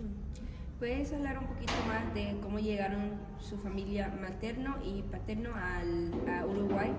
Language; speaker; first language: Spanish; non-native, learner; English